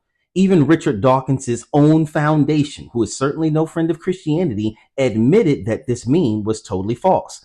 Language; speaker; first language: English; native; English